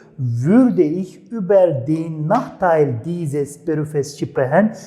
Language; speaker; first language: German; non-native, fluent; Turkish